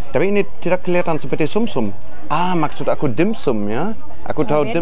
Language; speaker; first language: Indonesian; non-native, fluent; German